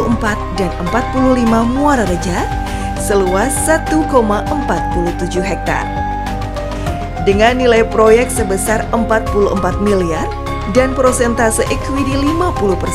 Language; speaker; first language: Indonesian; native; Indonesian